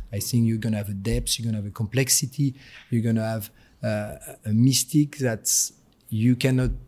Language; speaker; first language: English; non-native, fluent; French